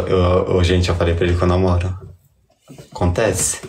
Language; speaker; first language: Portuguese; native; Portuguese